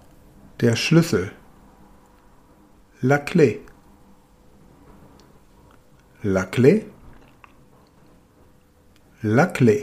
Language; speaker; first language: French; non-native, fluent; German